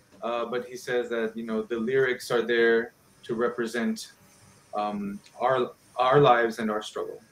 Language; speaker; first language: English; early bilingual, other home language; Spanish